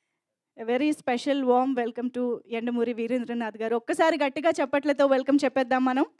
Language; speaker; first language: Telugu; native; Telugu